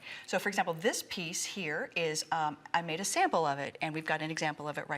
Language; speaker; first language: English; native; English